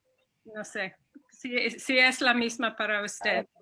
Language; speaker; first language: Spanish; non-native, learner; English